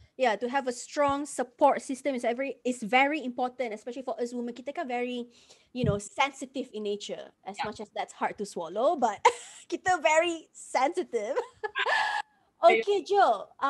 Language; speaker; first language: English; non-native, local second language; Malay